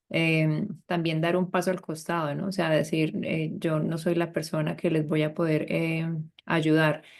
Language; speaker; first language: Spanish; native; Spanish